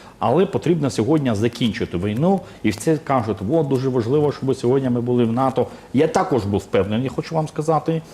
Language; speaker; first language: Ukrainian; native; Ukrainian